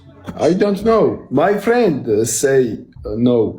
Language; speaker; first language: English; non-native, learner; Georgian